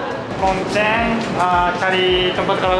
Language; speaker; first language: Indonesian; non-native, learner; Japanese